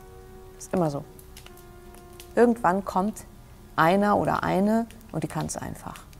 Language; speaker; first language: German; native; German